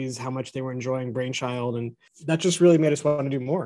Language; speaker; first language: English; native; English